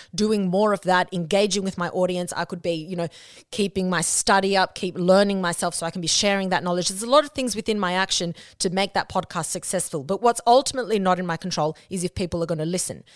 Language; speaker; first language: English; non-native, local second language; Spanish